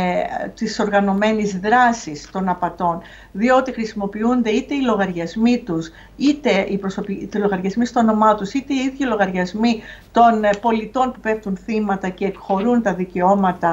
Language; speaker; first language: Greek; native; Greek